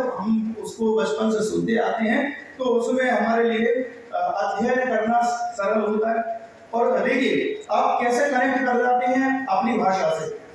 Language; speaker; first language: Hindi; native; Hindi